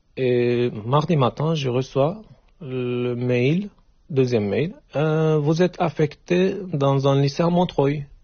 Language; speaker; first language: French; non-native, learner; Turkish